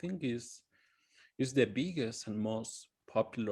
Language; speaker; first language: English; non-native, fluent; Spanish